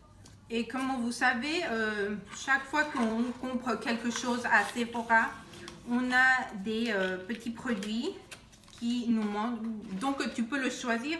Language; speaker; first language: French; non-native, fluent; Spanish